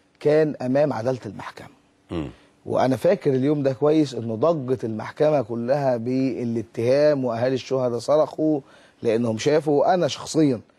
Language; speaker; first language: Arabic; native; Arabic